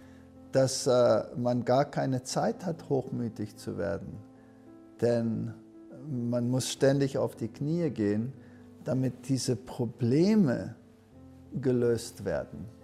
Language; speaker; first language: German; early bilingual, heritage; German